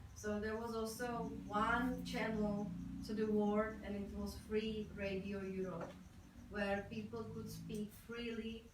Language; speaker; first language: English; non-native, fluent; Czech